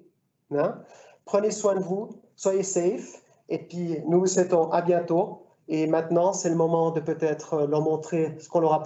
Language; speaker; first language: French; native; French